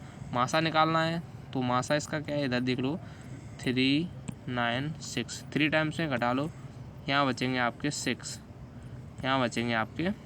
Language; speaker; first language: Hindi; native; Hindi